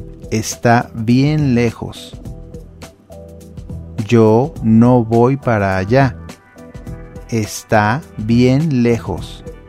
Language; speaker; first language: Spanish; native; Spanish